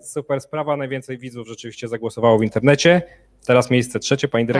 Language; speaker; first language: Polish; native; Polish